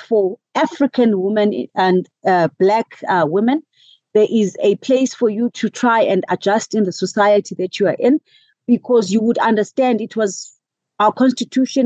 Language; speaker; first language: English; non-native, local second language; Xhosa